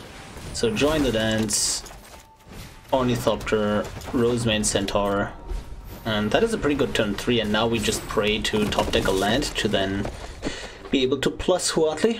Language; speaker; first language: English; non-native, fluent; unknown